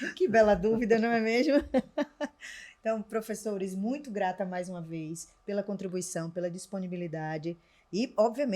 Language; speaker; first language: Portuguese; native; Portuguese